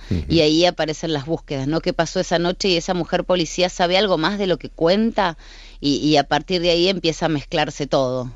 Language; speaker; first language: Spanish; native; Spanish